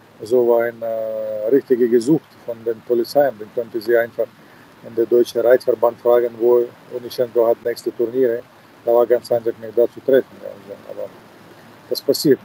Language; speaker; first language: German; non-native, fluent; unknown